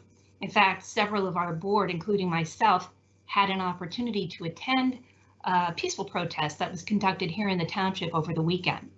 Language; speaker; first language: English; native; English